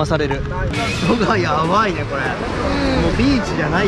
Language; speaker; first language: Japanese; native; Japanese